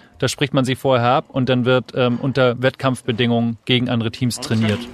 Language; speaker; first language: German; native; German